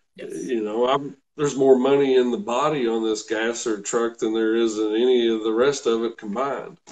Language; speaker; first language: English; native; English